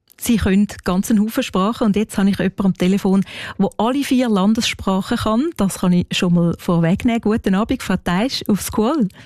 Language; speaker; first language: German; native; German